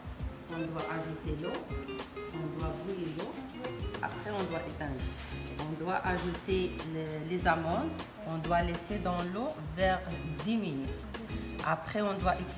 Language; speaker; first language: French; non-native, learner; Arabic